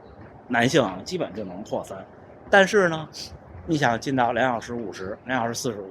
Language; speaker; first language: Chinese; native; Chinese